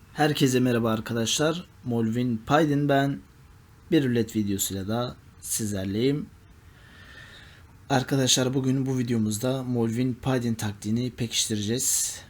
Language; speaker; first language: Turkish; native; Turkish